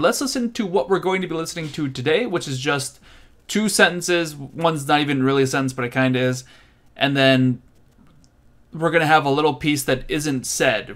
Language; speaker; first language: English; native; English